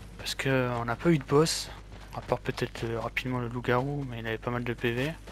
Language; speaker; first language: French; native; French